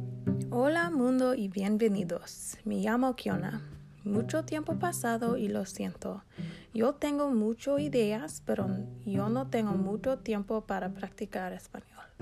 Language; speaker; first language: Spanish; non-native, learner; English